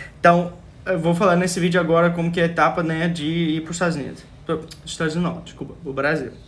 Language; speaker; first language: Portuguese; early bilingual, other home language; English